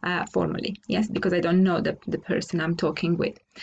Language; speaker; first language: English; non-native, fluent; Romanian